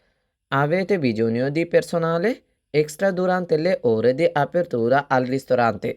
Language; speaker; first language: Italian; non-native, fluent; Bangla